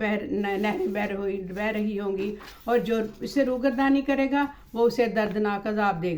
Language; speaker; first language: Urdu; native; Urdu